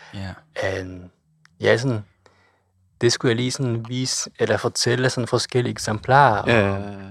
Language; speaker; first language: Danish; non-native, fluent; Japanese